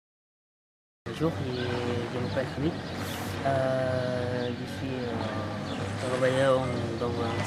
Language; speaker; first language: French; non-native, learner; Arabic